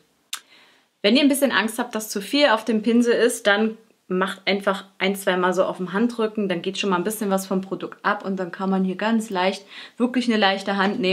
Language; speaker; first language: German; native; German